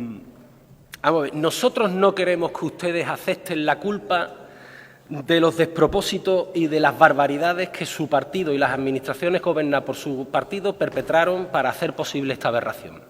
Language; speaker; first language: Spanish; native; Spanish